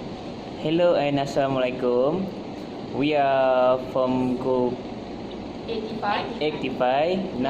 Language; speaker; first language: English; non-native, local second language; Malay